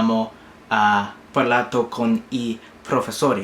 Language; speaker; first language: Italian; non-native, learner; English